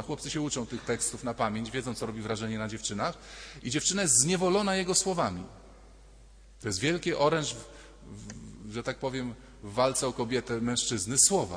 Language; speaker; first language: Polish; native; Polish